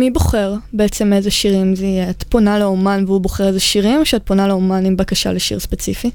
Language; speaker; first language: Hebrew; native; Hebrew